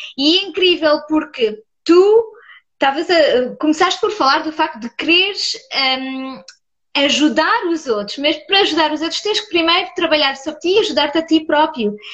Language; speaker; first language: Portuguese; early bilingual, heritage; Portuguese